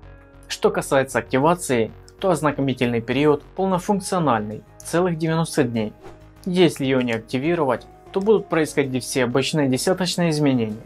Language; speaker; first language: Russian; native; Russian